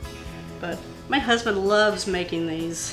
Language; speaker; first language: English; native; English